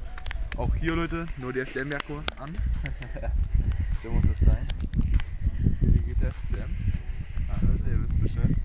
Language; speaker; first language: German; native; German